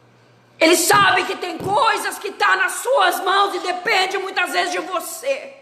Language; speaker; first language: Portuguese; native; Portuguese